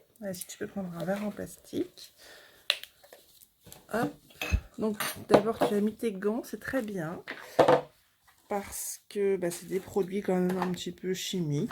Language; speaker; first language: French; native; French